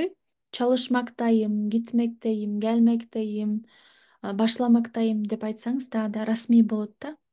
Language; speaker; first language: Turkish; non-native, fluent; Kyrgyz